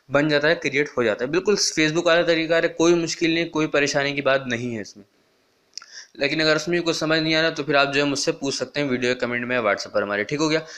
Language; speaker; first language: Urdu; non-native, local second language; Punjabi